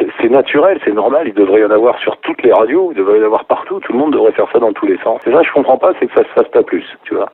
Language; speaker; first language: French; native; French